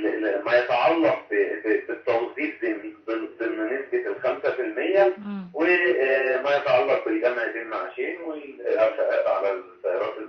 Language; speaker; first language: Arabic; native; Arabic